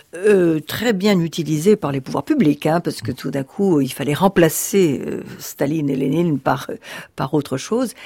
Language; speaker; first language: French; early bilingual, other home language; Russian